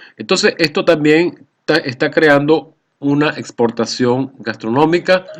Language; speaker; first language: Spanish; native; Spanish